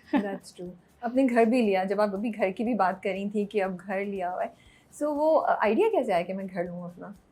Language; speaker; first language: Urdu; native; Urdu